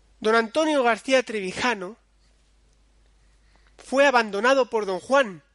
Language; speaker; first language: Spanish; native; Spanish